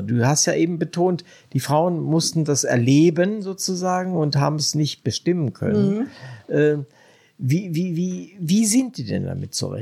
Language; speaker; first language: German; native; German